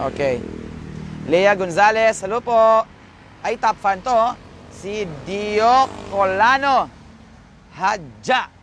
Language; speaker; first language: Filipino; non-native, local second language; Pampanga